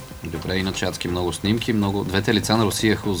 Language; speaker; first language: Bulgarian; native; Bulgarian